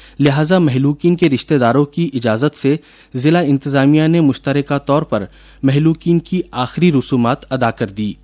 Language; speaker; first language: Urdu; native; Urdu